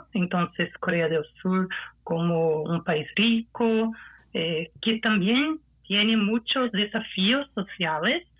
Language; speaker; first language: Spanish; non-native, fluent; Portuguese